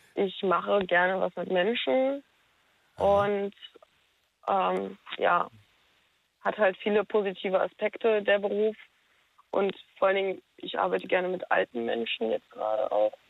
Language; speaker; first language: German; native; German